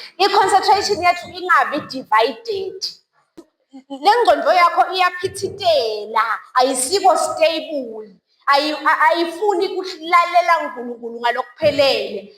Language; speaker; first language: Zulu; non-native, local second language; Swati